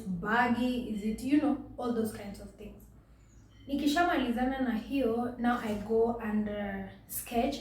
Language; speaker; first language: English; non-native, local second language; Swahili